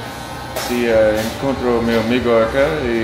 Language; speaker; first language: Spanish; non-native, learner; English